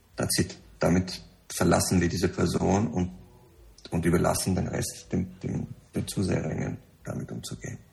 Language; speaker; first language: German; early bilingual, other home language; Persian